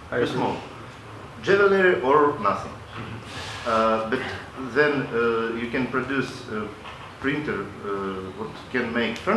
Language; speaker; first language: English; non-native, local second language; Latvian